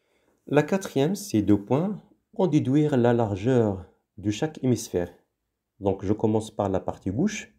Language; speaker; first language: French; non-native, local second language; Arabic